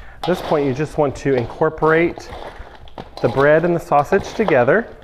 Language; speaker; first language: English; native; English